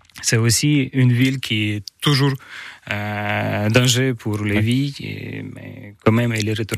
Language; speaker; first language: French; non-native, learner; Ukrainian